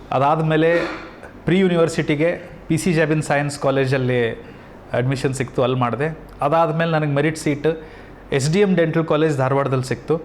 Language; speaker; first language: Kannada; native; Kannada